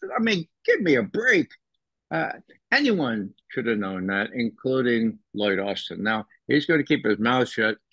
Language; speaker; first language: English; native; English